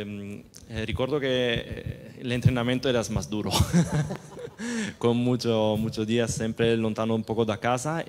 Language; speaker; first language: Spanish; non-native, fluent; Italian